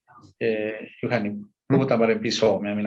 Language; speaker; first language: Finnish; non-native, learner; Spanish